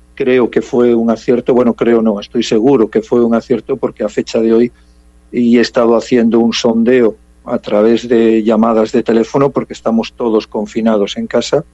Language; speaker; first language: Spanish; early bilingual, heritage; English